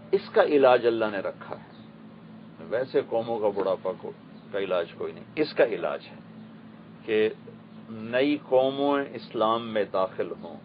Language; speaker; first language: Urdu; non-native, local second language; Punjabi